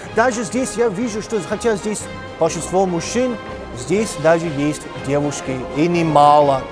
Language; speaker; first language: Russian; non-native, fluent; English